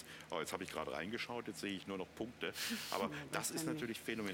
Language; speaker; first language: German; native; German